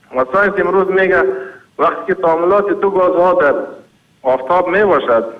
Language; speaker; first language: Persian; native; Persian